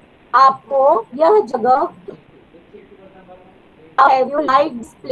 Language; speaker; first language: English; non-native, learner; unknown